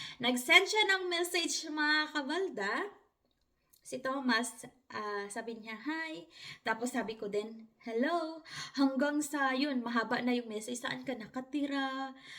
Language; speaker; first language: Filipino; non-native, local second language; Hiligaynon